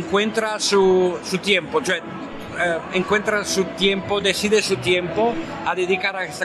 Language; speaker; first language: Spanish; non-native, fluent; Italian